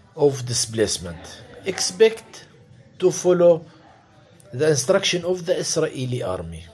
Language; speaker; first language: English; non-native, fluent; Arabic